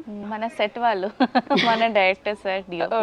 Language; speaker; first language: Telugu; non-native, learner; Bangla